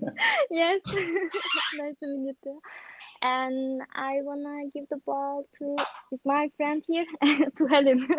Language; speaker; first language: English; non-native, learner; Turkish